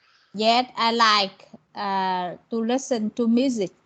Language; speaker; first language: English; non-native, learner; Vietnamese